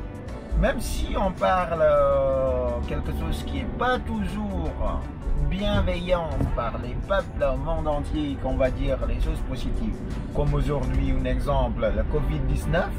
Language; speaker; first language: French; non-native, fluent; Indonesian